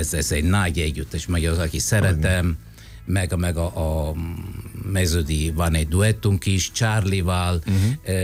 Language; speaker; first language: Hungarian; non-native, fluent; Italian